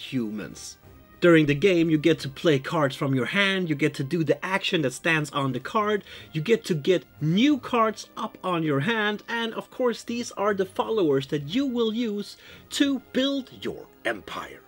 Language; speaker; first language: English; non-native, fluent; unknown